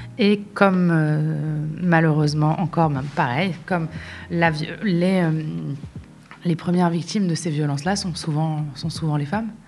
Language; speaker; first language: French; non-native, local second language; Arabic